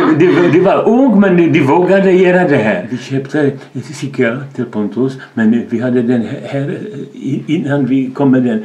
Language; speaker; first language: Swedish; non-native, learner; Czech